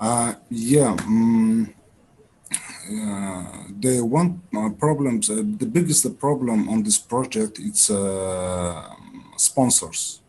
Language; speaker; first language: English; non-native, learner; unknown